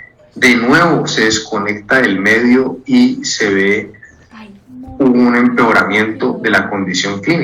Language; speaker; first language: Spanish; native; Spanish